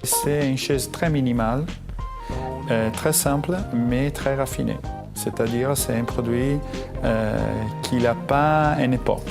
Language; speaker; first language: French; non-native, fluent; Italian